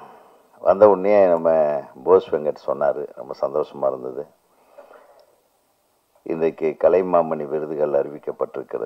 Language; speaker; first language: Tamil; native; Tamil